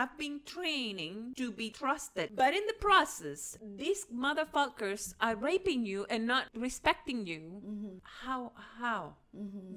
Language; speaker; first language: English; non-native, fluent; Spanish